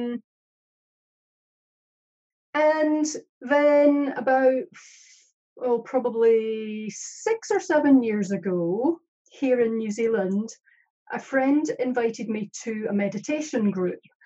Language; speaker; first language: English; native; English